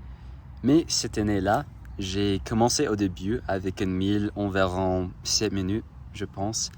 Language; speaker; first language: French; non-native, fluent; English